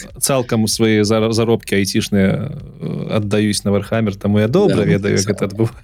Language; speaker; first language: Belarusian; non-native, local second language; Russian